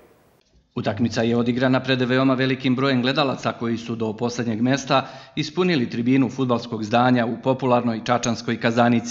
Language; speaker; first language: Serbian; native; Serbian